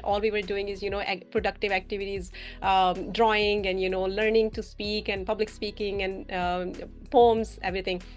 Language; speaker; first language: English; non-native, fluent; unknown